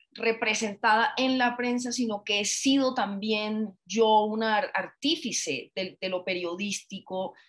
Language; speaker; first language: Spanish; native; Spanish